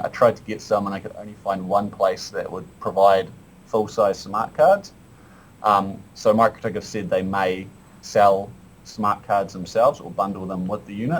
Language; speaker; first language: English; native; English